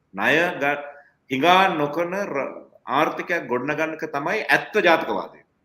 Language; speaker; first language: Sinhala; non-native, local second language; Tamil